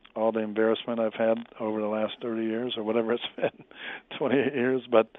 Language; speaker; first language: English; native; English